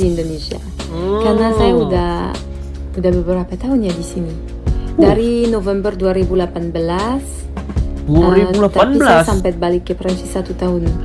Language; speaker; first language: Indonesian; non-native, fluent; French